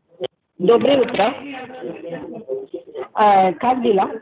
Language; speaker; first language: Russian; non-native, learner; Hindi